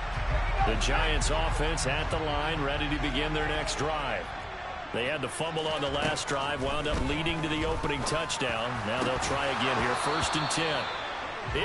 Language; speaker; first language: English; native; English